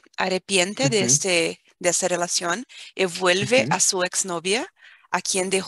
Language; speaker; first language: Spanish; non-native, fluent; Portuguese